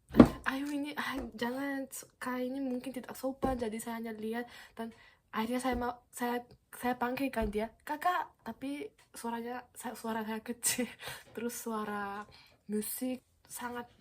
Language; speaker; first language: Indonesian; non-native, fluent; Korean